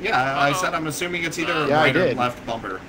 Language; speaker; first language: English; native; English